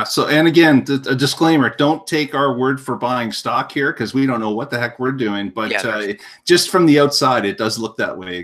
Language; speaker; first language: English; native; English